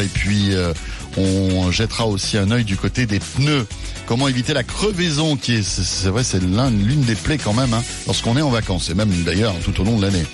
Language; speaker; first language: French; native; French